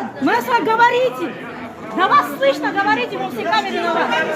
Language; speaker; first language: Russian; non-native, local second language; Kazakh